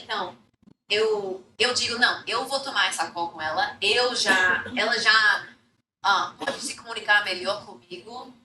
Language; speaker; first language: Portuguese; non-native, fluent; English